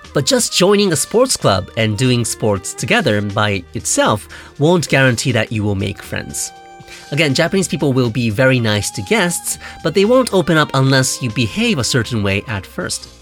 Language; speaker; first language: English; non-native, fluent; Japanese